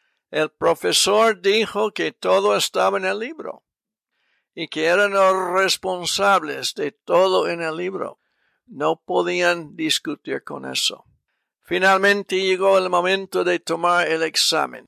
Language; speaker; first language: Spanish; non-native, fluent; English